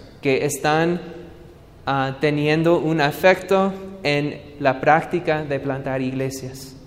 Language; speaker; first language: Spanish; non-native, learner; English